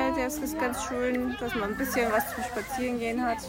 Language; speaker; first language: German; native; German